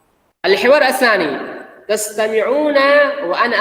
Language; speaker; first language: Arabic; non-native, fluent; Indonesian